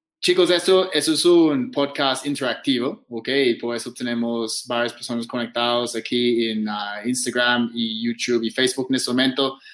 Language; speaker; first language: Spanish; non-native, fluent; English